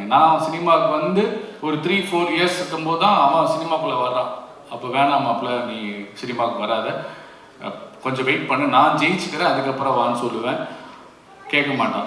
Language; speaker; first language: Tamil; native; Tamil